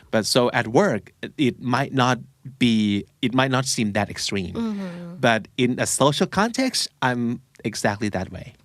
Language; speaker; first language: English; non-native, fluent; Thai